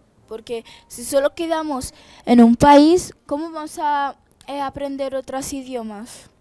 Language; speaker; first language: Spanish; early bilingual, other home language; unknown